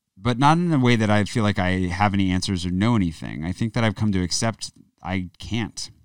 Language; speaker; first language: English; native; English